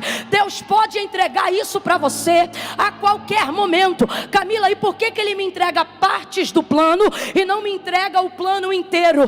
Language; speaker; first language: Portuguese; native; Portuguese